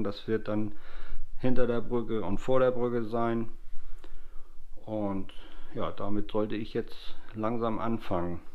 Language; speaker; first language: German; native; German